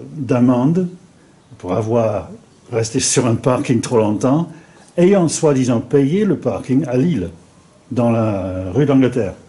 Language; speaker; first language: French; non-native, fluent; English